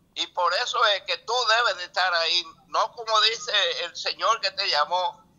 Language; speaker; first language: Spanish; native; Spanish